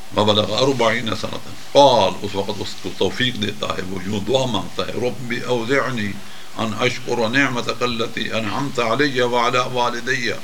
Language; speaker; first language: Urdu; non-native, local second language; Punjabi